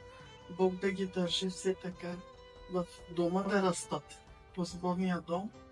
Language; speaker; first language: Bulgarian; non-native, local second language; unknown